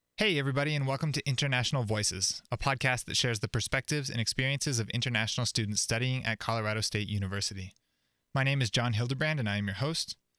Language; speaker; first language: English; native; English